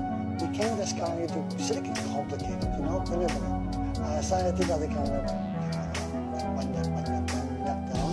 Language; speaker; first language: Indonesian; non-native, learner; English